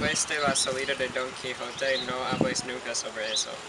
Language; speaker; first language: Spanish; non-native, learner; English